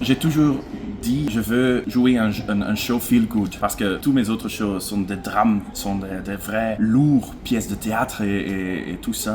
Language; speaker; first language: French; non-native, local second language; Dutch